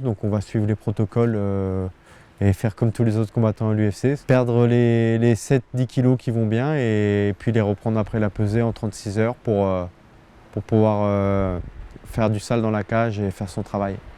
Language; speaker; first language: French; native; French